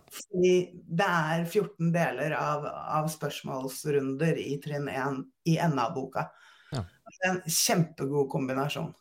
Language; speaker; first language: Norwegian; native; Norwegian